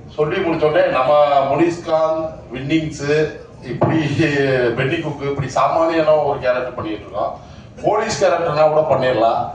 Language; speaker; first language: Tamil; native; Tamil